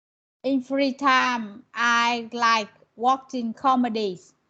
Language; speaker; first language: English; non-native, learner; Vietnamese